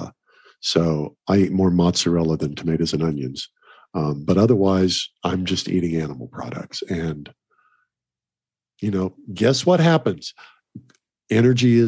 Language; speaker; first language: English; native; English